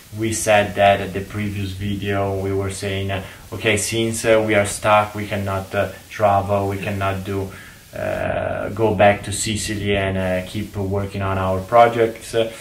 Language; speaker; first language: English; non-native, fluent; Italian